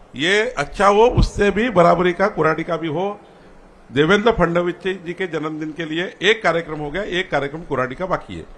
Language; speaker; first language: Hindi; non-native, local second language; Marathi